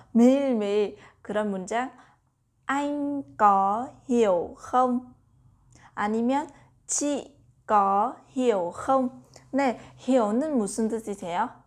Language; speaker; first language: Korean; non-native, learner; Vietnamese